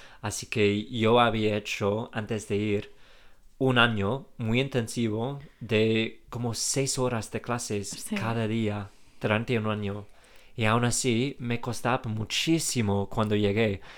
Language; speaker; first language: Spanish; non-native, fluent; English